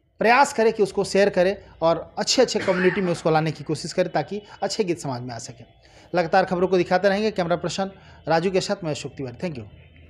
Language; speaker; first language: Hindi; native; Hindi